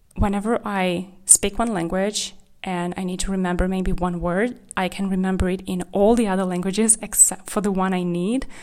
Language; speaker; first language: English; non-native, fluent; Kazakh